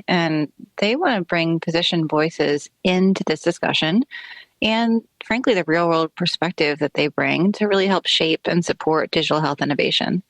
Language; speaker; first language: English; native; English